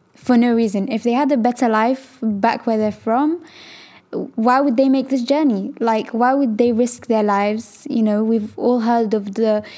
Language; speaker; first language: English; native; English